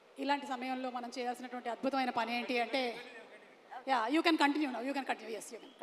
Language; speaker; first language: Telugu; native; Telugu